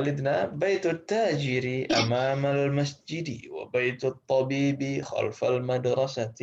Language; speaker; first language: Arabic; non-native, fluent; Indonesian